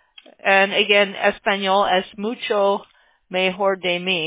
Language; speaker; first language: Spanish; non-native, learner; English